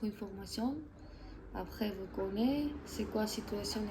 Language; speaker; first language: French; non-native, learner; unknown